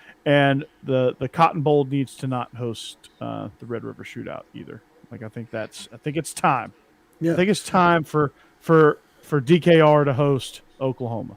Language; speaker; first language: English; native; English